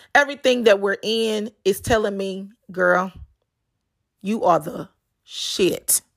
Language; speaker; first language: English; native; English